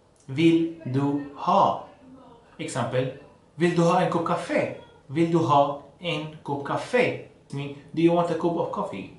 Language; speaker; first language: English; non-native, fluent; Arabic